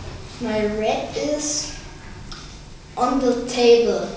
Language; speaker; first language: English; non-native, learner; German